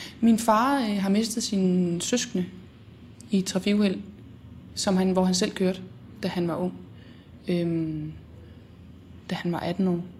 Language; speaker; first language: Danish; native; Danish